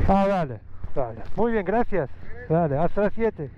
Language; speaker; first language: Spanish; non-native, learner; Persian